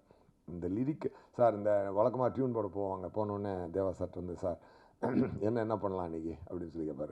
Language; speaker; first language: Tamil; native; Tamil